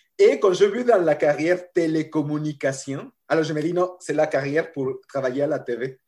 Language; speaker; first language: French; non-native, fluent; Spanish